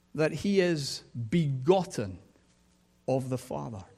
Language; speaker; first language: English; native; English